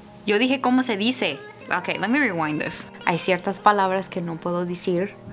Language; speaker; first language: Spanish; early bilingual, heritage; Spanish